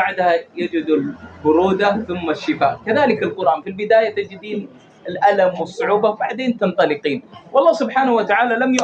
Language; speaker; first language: Arabic; native; Arabic